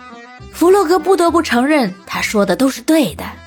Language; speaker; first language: Chinese; native; Chinese